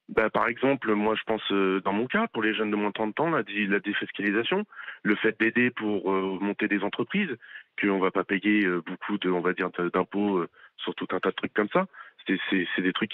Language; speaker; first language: French; native; French